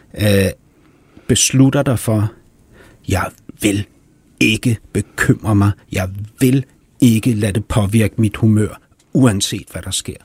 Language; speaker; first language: Danish; early bilingual, heritage; Danish